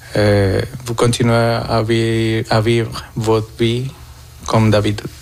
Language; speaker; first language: French; non-native, fluent; Spanish